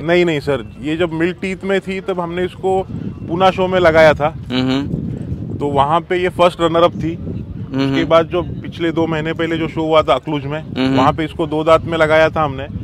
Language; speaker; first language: Hindi; non-native, local second language; Marathi